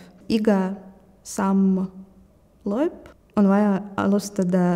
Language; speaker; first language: Estonian; non-native, local second language; Russian